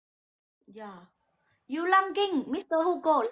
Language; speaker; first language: English; non-native, learner; Vietnamese